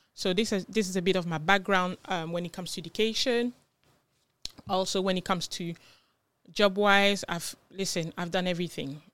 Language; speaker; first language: English; non-native, fluent; French